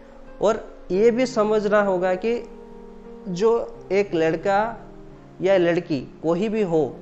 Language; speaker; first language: Hindi; non-native, local second language; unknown